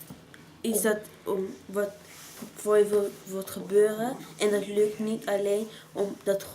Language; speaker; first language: Dutch; early bilingual, other home language; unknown